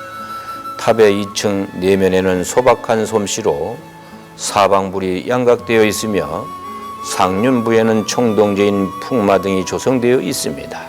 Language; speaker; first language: Korean; native; Korean